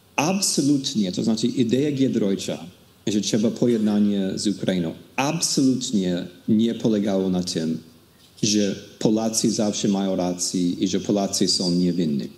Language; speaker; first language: Polish; non-native, fluent; English